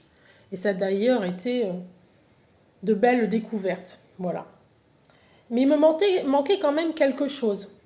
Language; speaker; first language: French; native; French